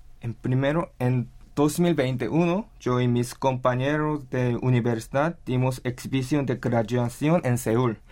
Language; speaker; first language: Spanish; non-native, learner; Korean